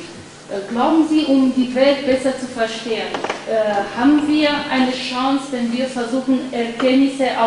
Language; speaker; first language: German; non-native, fluent; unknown